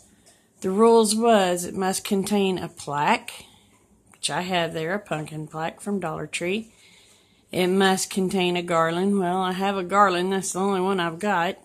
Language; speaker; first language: English; native; English